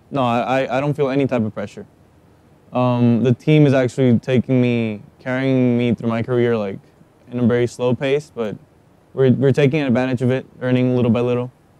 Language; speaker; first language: English; non-native, fluent; Spanish